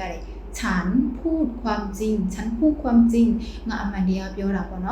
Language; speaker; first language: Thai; non-native, fluent; Burmese